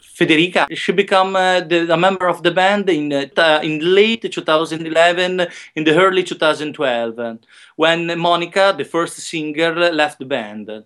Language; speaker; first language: English; non-native, learner; Italian